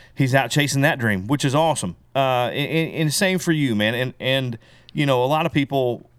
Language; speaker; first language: English; native; English